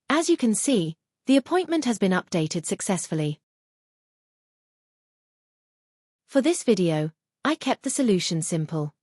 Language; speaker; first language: English; non-native, fluent; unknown